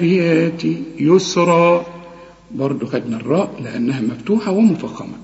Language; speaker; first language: Arabic; native; Arabic